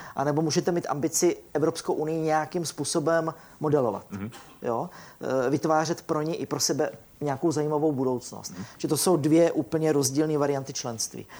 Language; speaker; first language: Czech; native; Czech